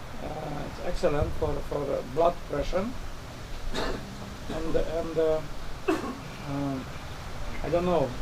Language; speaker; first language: English; non-native, learner; Romanian